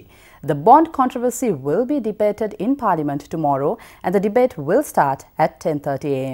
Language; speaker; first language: English; non-native, local second language; Sinhala